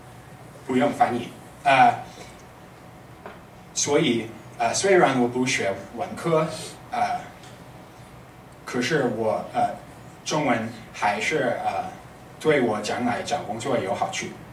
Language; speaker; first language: Chinese; non-native, fluent; English